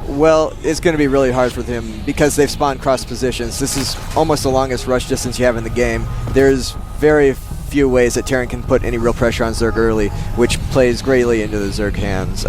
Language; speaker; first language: English; native; English